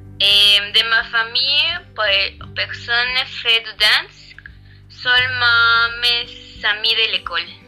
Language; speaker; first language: French; non-native, learner; Spanish